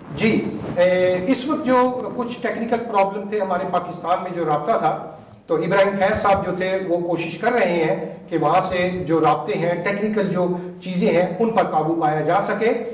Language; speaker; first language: Urdu; non-native, local second language; Punjabi